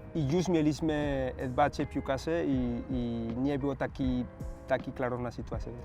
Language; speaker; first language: Polish; non-native, learner; Spanish